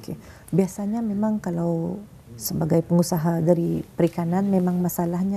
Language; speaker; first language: Malay; native; Malay